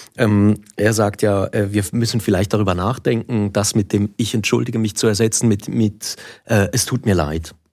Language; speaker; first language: German; native; German